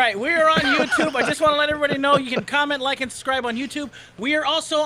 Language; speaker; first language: English; native; English